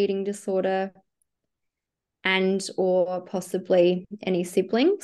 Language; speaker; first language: English; native; English